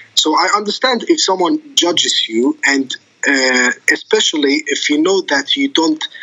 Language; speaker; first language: English; non-native, fluent; Arabic